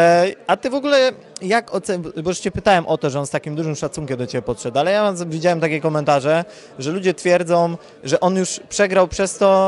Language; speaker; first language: Polish; native; Polish